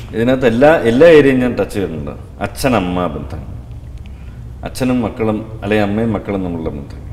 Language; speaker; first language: Malayalam; native; Malayalam